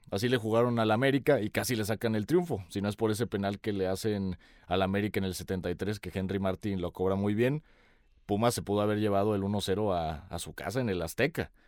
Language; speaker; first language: Spanish; native; Spanish